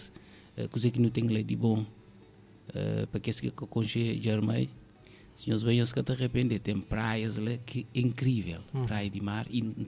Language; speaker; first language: Portuguese; non-native, local second language; Kabuverdianu